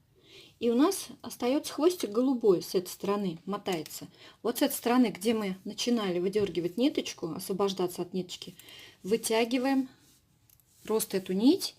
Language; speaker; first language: Russian; native; Russian